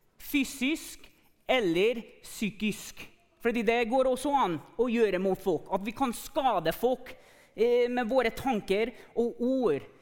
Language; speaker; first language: Norwegian; non-native, fluent; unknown